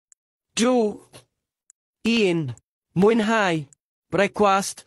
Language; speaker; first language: Welsh; non-native, learner; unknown